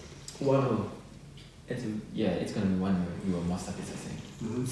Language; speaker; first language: English; non-native, learner; Japanese